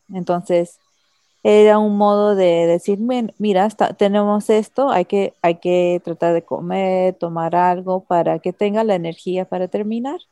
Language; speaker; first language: Spanish; early bilingual, heritage; Spanish